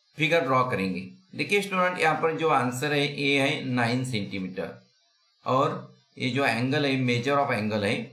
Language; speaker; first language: Hindi; non-native, local second language; Marathi